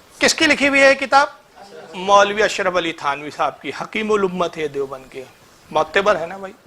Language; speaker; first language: Urdu; native; Urdu